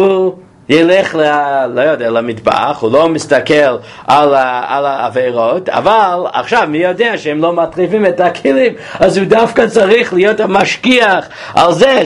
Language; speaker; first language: Hebrew; non-native, fluent; English